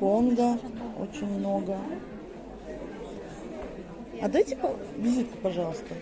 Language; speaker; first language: Russian; native; Russian